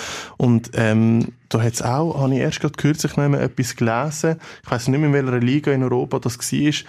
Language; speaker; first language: German; native; German